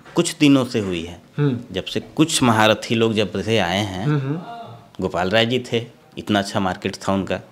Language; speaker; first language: Hindi; native; Hindi